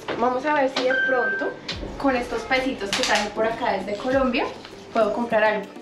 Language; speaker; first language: Spanish; native; Spanish